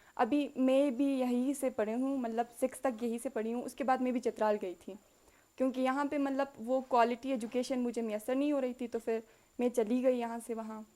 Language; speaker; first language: Urdu; non-native, local second language; Khowar